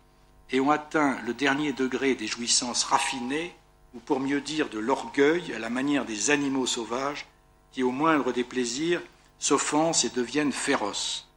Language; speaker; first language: French; native; French